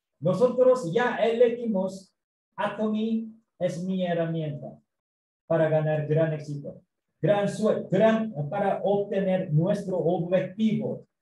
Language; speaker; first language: Spanish; non-native, learner; Korean